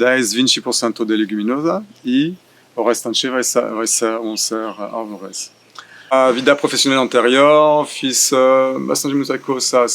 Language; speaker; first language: Portuguese; non-native, fluent; French